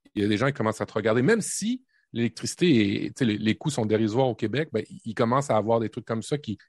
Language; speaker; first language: French; native; French